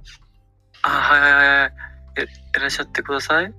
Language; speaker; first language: Japanese; non-native, fluent; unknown